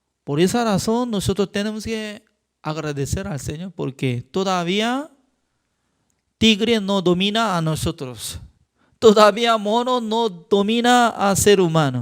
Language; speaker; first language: Spanish; non-native, fluent; Korean